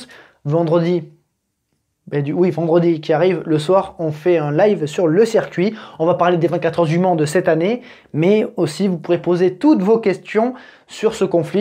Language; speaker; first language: French; native; French